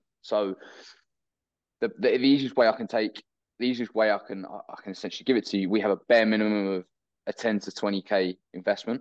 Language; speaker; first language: English; native; English